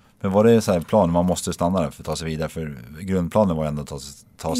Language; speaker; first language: Swedish; native; Swedish